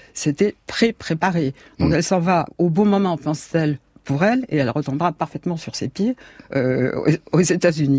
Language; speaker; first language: French; native; French